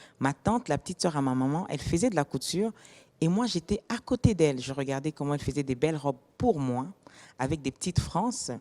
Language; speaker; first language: French; non-native, local second language; Lingala